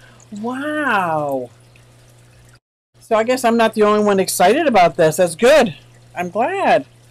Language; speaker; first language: English; native; English